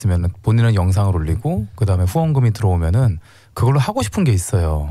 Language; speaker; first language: Korean; native; Korean